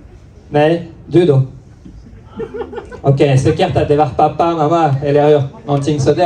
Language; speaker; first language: Swedish; non-native, learner; French